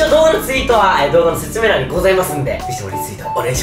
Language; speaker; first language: Japanese; native; Japanese